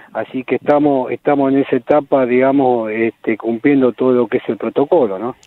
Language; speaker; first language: Spanish; native; Spanish